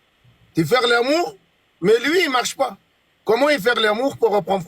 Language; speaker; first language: French; non-native, learner; Arabic